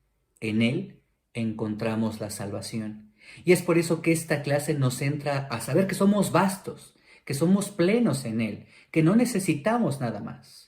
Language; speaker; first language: Spanish; native; Spanish